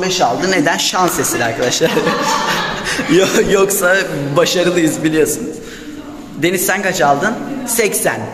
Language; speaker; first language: Turkish; native; Turkish